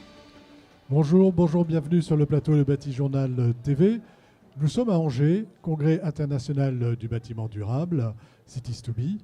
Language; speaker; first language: French; native; French